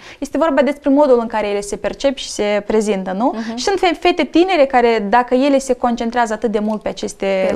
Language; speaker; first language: Romanian; native; Romanian